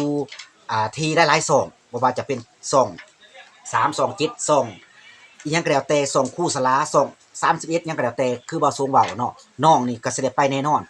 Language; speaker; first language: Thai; non-native, local second language; Lao